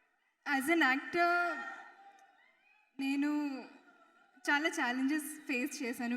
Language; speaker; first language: Telugu; non-native, fluent; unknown